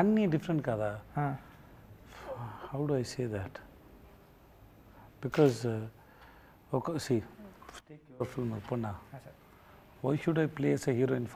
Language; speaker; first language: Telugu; non-native, learner; Tamil